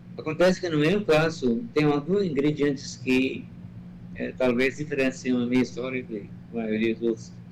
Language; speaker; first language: Portuguese; non-native, fluent; Malayalam